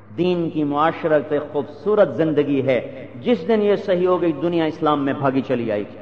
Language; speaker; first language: Urdu; non-native, local second language; Punjabi